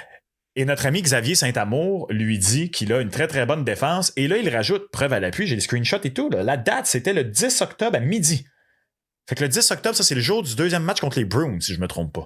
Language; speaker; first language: French; native; French